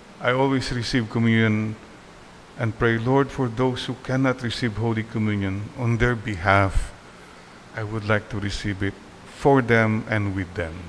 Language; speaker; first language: English; non-native, local second language; Filipino